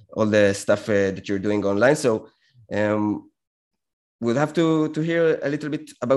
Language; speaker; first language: English; non-native, fluent; Hebrew